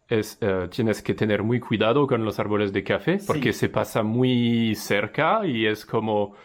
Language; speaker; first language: Spanish; non-native, learner; French